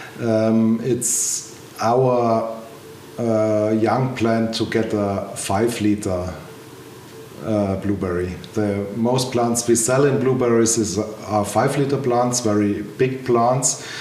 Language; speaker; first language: English; non-native, learner; German